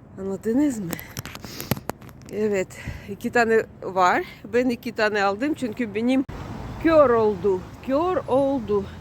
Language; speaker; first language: Turkish; non-native, learner; Russian